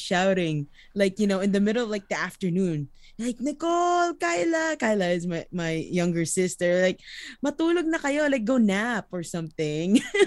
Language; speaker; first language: English; non-native, local second language; Iloko